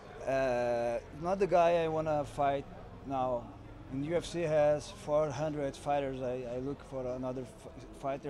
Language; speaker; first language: English; non-native, learner; Portuguese